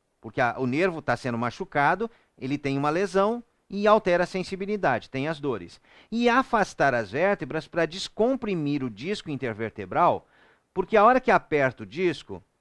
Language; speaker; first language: Portuguese; native; Portuguese